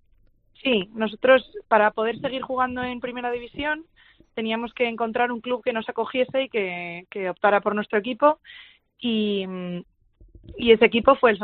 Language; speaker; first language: Spanish; native; Spanish